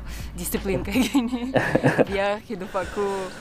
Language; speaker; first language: Indonesian; non-native, fluent; Russian